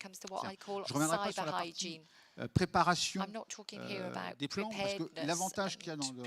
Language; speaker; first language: French; native; French